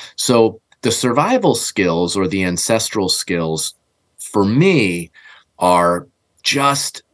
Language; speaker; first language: English; native; English